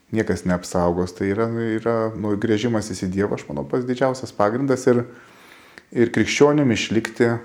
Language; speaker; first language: Lithuanian; native; Lithuanian